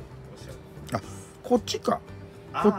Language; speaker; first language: Japanese; native; Japanese